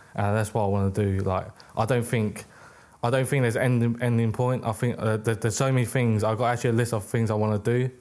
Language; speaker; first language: English; native; English